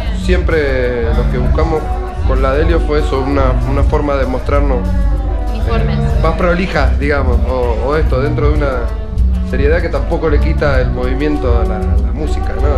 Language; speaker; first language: Spanish; native; Spanish